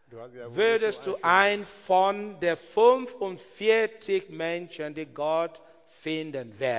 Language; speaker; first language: German; non-native, learner; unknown